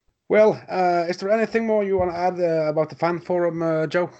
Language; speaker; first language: English; non-native, fluent; Norwegian